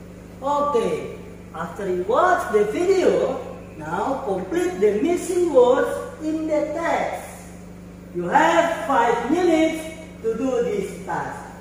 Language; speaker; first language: English; non-native, fluent; Indonesian